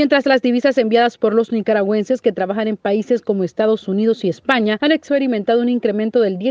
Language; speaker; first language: Spanish; native; Spanish